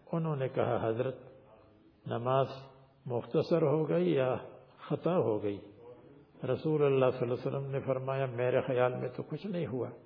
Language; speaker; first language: Urdu; native; Urdu